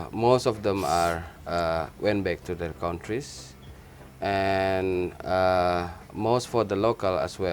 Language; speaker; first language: English; non-native, learner; Indonesian